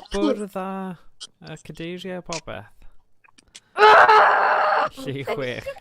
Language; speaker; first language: Welsh; native; Welsh